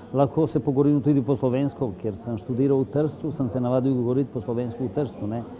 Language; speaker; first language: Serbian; non-native, local second language; Gurani